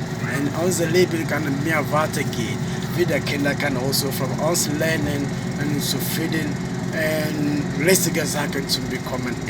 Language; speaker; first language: German; non-native, learner; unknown